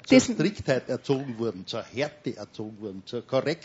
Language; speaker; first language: German; native; German